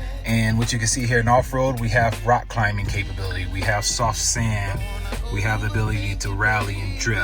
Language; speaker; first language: English; native; English